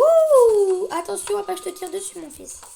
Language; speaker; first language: French; native; French